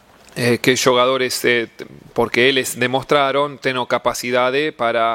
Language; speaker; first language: Portuguese; non-native, learner; Spanish